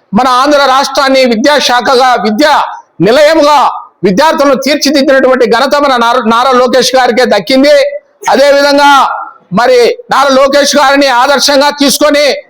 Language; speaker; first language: Telugu; native; Telugu